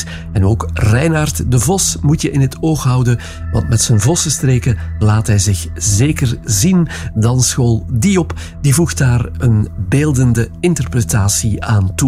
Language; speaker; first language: Dutch; native; Dutch